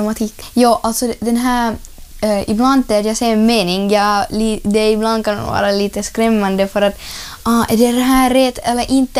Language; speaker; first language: Swedish; non-native, learner; Ukrainian